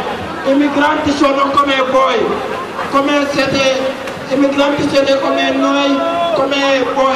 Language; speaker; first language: Italian; non-native, learner; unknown